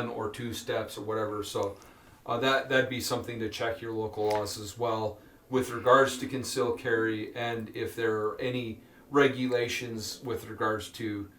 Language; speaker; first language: English; native; English